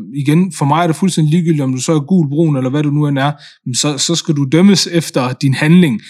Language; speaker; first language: Danish; native; Danish